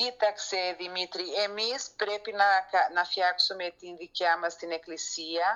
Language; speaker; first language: Greek; early bilingual, heritage; Greek